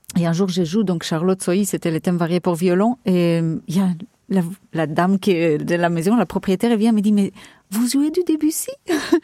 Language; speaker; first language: French; non-native, fluent; Portuguese